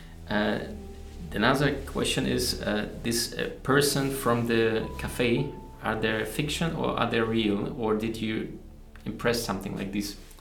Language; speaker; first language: English; non-native, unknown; German